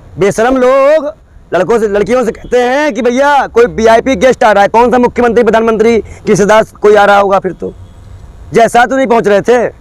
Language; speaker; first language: Hindi; native; Hindi